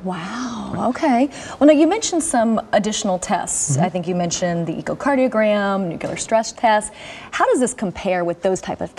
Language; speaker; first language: English; native; English